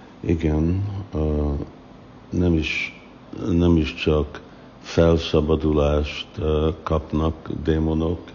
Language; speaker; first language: Hungarian; non-native, fluent; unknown